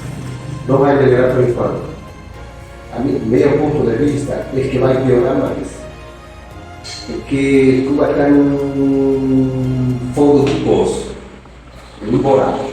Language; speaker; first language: Portuguese; non-native, fluent; Spanish